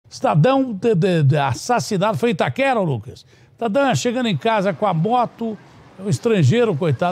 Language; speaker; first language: Portuguese; native; Portuguese